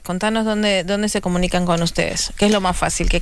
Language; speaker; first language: Spanish; native; Spanish